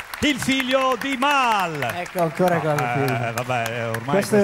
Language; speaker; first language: Italian; native; Italian